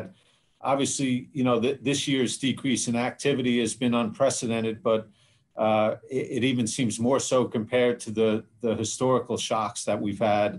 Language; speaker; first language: English; native; English